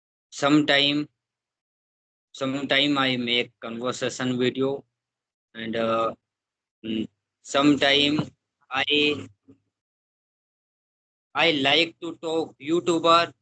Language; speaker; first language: English; non-native, learner; Hindi